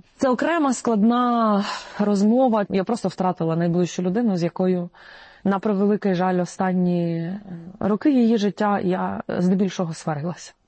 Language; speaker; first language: Ukrainian; non-native, local second language; Russian